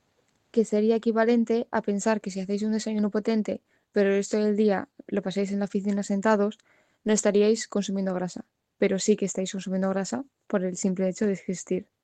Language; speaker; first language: Spanish; native; Spanish